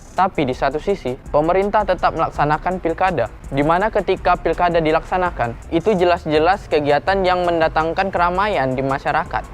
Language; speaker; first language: Indonesian; native; Indonesian